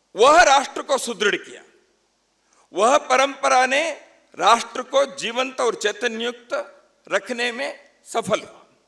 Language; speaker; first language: Hindi; non-native, local second language; Kannada